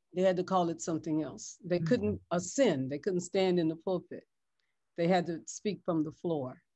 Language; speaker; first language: English; native; English